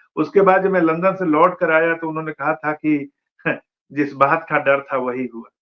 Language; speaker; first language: Hindi; non-native, local second language; Bhojpuri